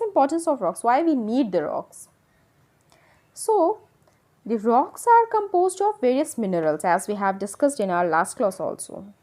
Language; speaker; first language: English; non-native, local second language; Hindi